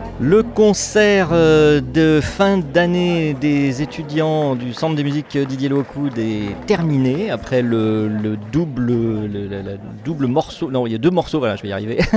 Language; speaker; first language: French; native; French